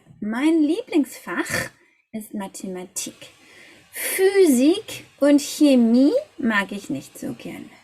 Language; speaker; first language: German; non-native, fluent; English